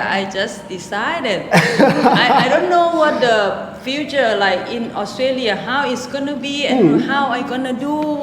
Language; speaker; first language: English; non-native, local second language; Thai